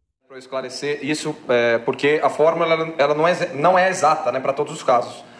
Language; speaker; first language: Portuguese; native; Portuguese